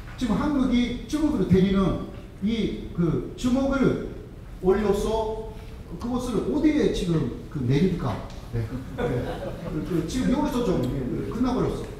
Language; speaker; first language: Korean; non-native, fluent; Japanese